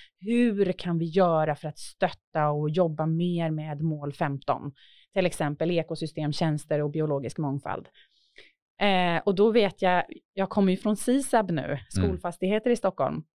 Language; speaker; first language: Swedish; native; Swedish